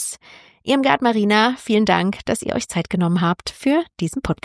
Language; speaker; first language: German; native; German